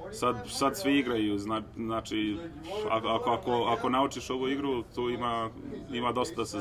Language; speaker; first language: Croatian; early bilingual, heritage; Serbian